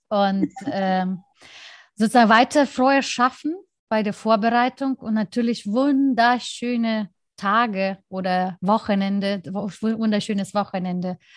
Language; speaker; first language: German; non-native, learner; Lithuanian